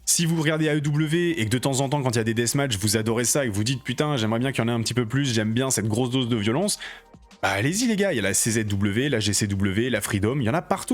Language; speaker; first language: French; native; French